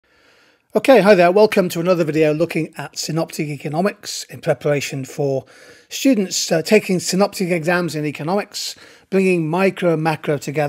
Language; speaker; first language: English; native; English